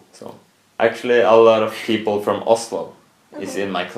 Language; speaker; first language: English; non-native, fluent; Norwegian